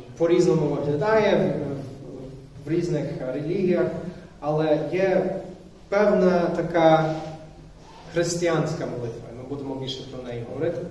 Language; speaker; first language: Ukrainian; non-native, fluent; English